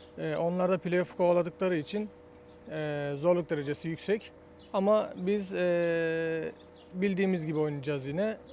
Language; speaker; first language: Turkish; native; Turkish